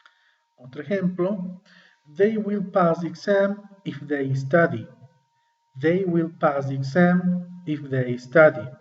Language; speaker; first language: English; non-native, fluent; Spanish